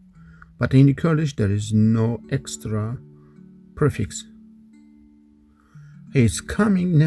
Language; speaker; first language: English; non-native, fluent; Kurdish